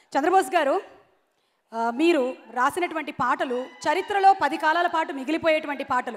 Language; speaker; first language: Telugu; native; Telugu